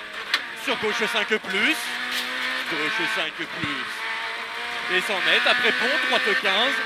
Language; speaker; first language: French; native; French